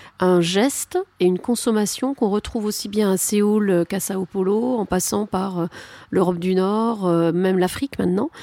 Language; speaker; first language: French; native; French